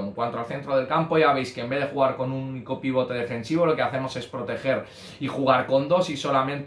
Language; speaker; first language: Spanish; native; Spanish